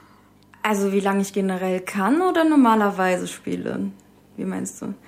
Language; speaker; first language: German; native; German